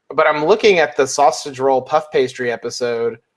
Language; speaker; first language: English; native; English